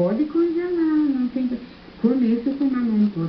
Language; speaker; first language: Portuguese; non-native, learner; German